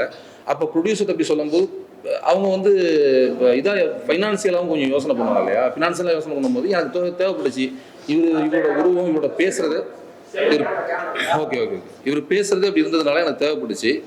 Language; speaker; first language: Tamil; native; Tamil